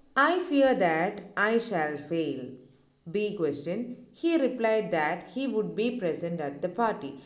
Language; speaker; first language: English; non-native, local second language; Malayalam